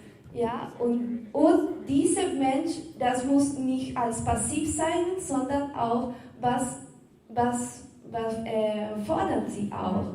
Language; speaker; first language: German; non-native, learner; Spanish